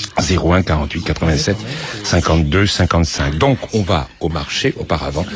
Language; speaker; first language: French; native; French